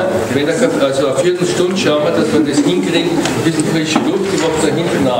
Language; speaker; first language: German; native; German